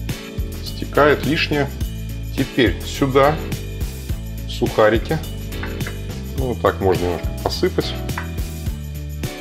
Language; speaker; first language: Russian; native; Russian